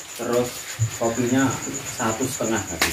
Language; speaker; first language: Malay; non-native, local second language; Javanese